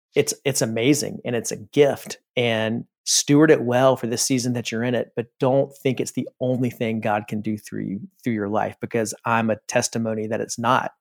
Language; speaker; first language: English; native; English